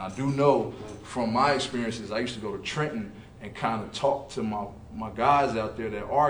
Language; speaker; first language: English; native; English